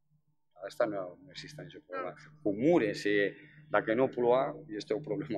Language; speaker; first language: Romanian; non-native, fluent; Spanish